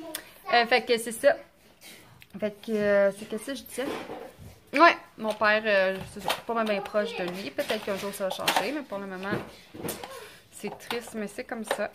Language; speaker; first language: French; native; French